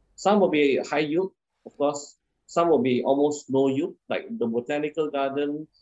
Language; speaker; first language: English; non-native, local second language; Min Nan Chinese